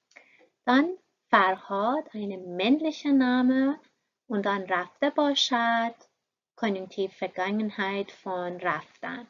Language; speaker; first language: German; non-native, fluent; Persian